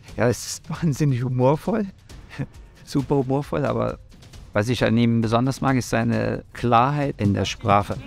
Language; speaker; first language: German; native; German